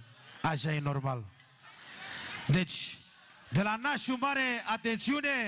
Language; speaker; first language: Romanian; non-native, local second language; Turkish